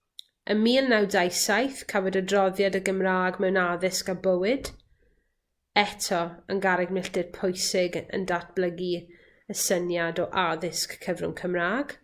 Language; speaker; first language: Welsh; native; Welsh